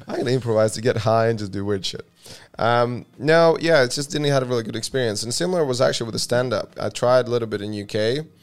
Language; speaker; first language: English; non-native, fluent; Russian